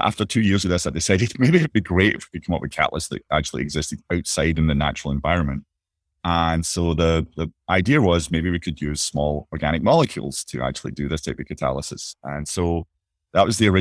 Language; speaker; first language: English; native; English